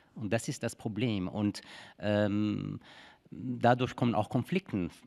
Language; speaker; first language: German; non-native, fluent; Persian